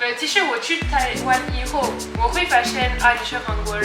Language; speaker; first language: Chinese; non-native, fluent; French